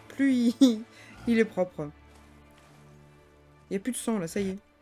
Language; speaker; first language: French; native; French